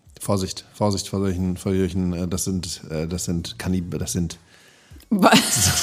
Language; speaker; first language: German; native; German